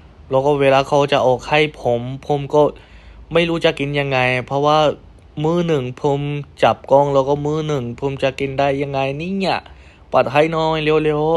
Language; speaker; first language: Thai; non-native, fluent; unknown